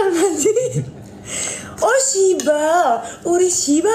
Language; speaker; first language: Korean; non-native, learner; Indonesian